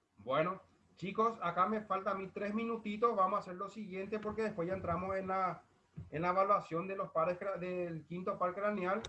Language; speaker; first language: Spanish; native; Spanish